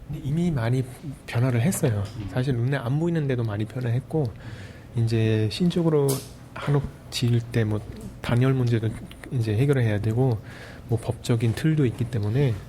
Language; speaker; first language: Korean; early bilingual, heritage; Korean